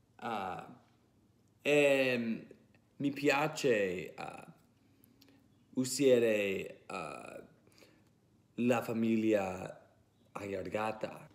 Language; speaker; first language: Italian; early bilingual, heritage; English